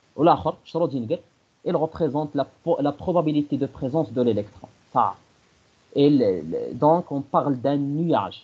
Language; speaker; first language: French; non-native, local second language; Arabic